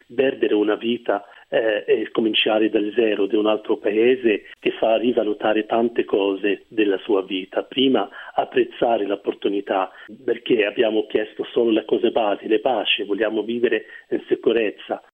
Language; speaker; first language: Italian; non-native, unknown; Arabic